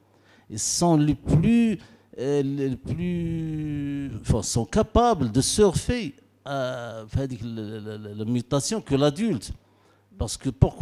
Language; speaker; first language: French; non-native, local second language; Arabic